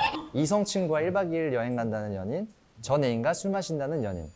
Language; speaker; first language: Korean; native; Korean